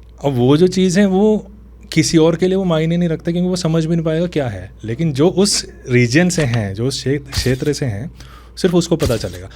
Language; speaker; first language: Hindi; non-native, local second language; Tulu